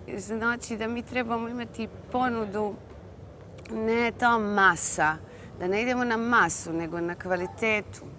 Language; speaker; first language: Croatian; native; Croatian